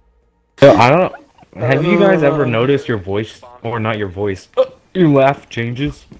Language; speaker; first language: English; native; English